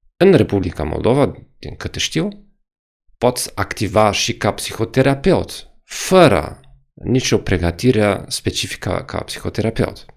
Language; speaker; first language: Romanian; non-native, fluent; German